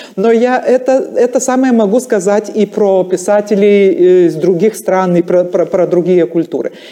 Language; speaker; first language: Russian; non-native, local second language; Lithuanian